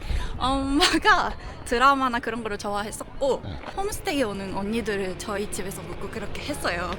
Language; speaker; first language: Korean; non-native, fluent; Japanese